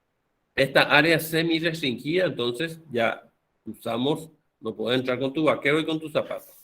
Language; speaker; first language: Spanish; native; Spanish